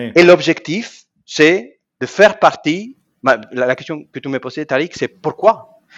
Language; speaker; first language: French; non-native, fluent; Spanish